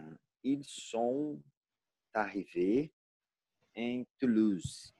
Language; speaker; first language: French; non-native, learner; Portuguese